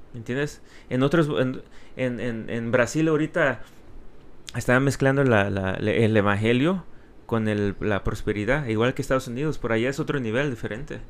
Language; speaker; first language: Spanish; early bilingual, heritage; Spanish